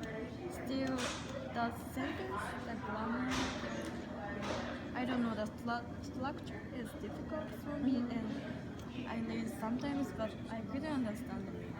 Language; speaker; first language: English; non-native, learner; Japanese